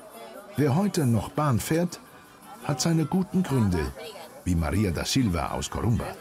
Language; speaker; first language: German; native; German